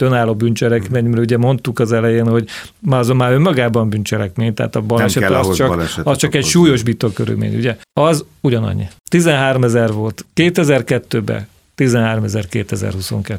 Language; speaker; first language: Hungarian; native; Hungarian